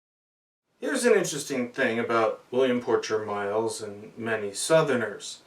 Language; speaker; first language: English; native; English